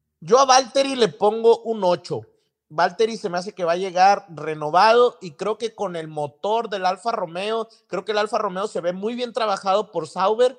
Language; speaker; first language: Spanish; native; Spanish